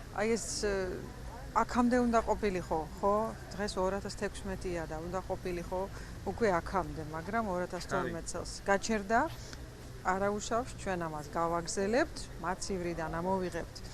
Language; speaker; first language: Georgian; non-native, fluent; Dutch